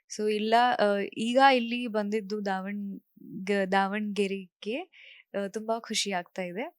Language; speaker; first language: Kannada; non-native, local second language; Marathi